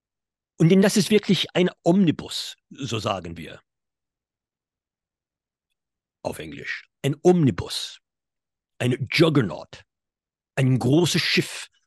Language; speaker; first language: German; non-native, fluent; English